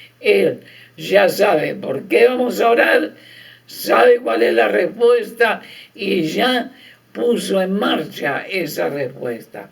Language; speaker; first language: Spanish; native; Spanish